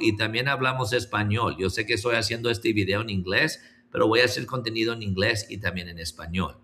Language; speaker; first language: Spanish; early bilingual, heritage; Spanish